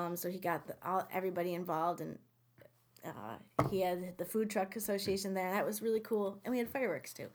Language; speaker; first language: English; native; English